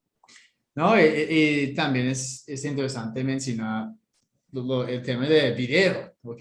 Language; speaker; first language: Spanish; non-native, fluent; English